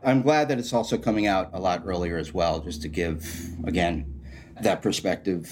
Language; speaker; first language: English; native; English